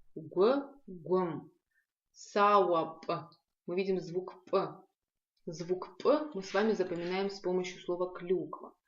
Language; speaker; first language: Russian; non-native, local second language; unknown